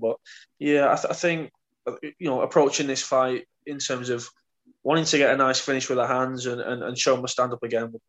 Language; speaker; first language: English; native; English